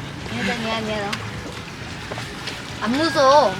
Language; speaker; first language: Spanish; early bilingual, heritage; Spanish